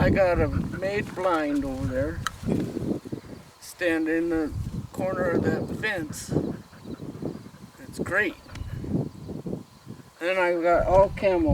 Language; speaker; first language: English; native; English